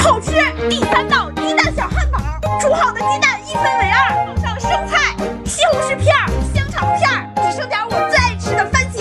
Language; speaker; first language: Chinese; native; Chinese